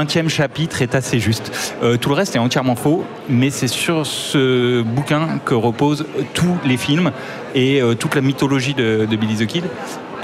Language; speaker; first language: French; native; French